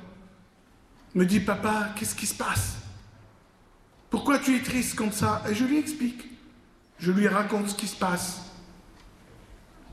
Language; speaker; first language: French; non-native, local second language; Arabic